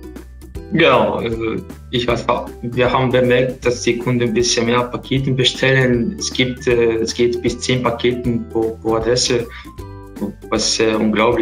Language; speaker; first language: German; non-native, fluent; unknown